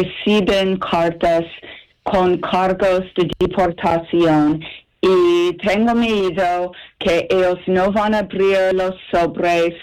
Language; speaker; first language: Spanish; non-native, fluent; English